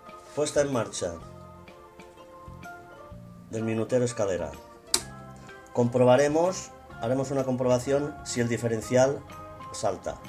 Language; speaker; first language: Spanish; native; Spanish